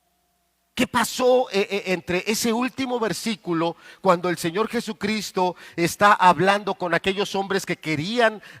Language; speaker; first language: Spanish; native; Spanish